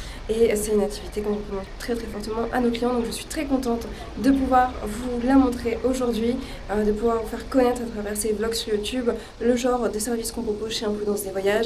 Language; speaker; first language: French; native; French